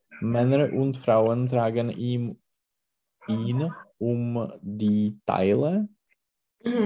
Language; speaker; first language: German; non-native, learner; Czech